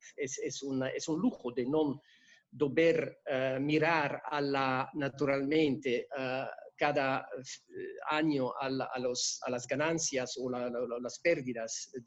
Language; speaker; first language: Spanish; non-native, fluent; French